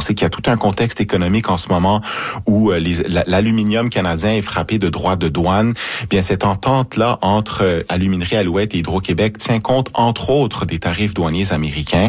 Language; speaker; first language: French; native; French